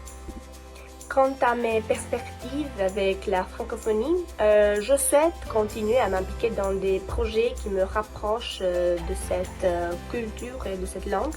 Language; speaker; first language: French; non-native, fluent; Romanian